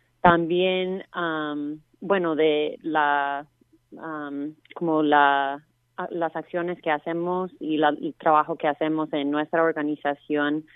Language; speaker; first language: Spanish; non-native, fluent; English